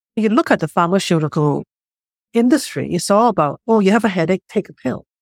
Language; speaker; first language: English; non-native, local second language; Chinese